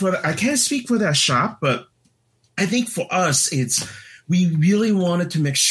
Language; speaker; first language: English; non-native, local second language; Cantonese